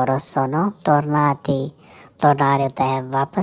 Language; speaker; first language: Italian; non-native, learner; Urdu